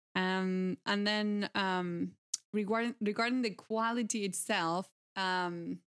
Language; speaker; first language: English; non-native, fluent; Spanish